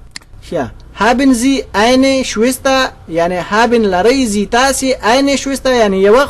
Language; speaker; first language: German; non-native, fluent; Pashto